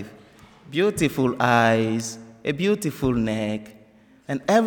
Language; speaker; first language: English; non-native, fluent; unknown